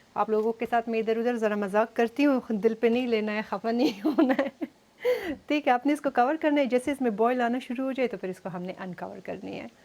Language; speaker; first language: Urdu; native; Urdu